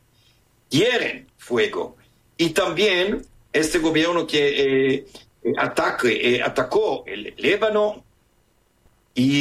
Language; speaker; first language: Spanish; non-native, fluent; Hebrew